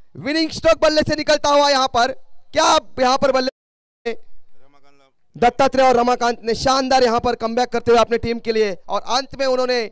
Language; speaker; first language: Hindi; non-native, local second language; Marathi